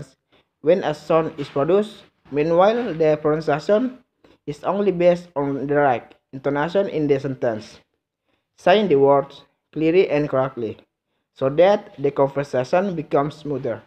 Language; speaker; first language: English; non-native, learner; Indonesian